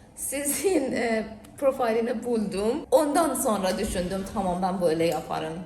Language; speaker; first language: Turkish; non-native, learner; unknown